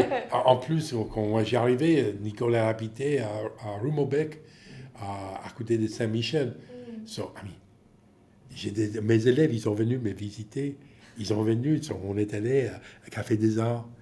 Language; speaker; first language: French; non-native, fluent; English